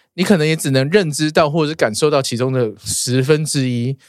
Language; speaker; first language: Chinese; native; Chinese